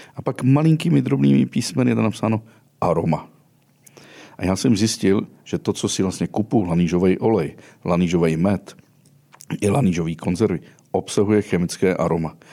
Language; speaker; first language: Czech; native; Czech